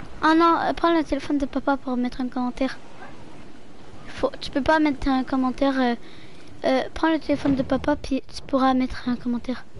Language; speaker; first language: French; native; French